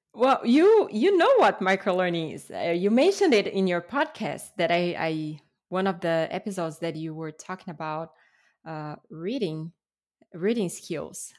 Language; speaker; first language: English; non-native, fluent; Portuguese